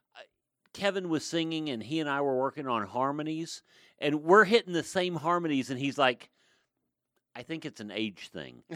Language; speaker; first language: English; native; English